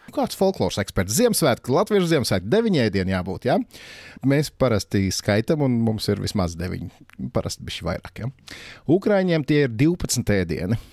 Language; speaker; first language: Latvian; native; Latvian